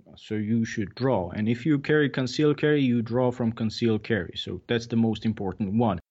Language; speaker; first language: English; non-native, fluent; Czech